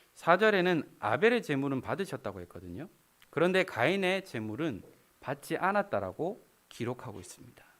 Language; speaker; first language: Korean; native; Korean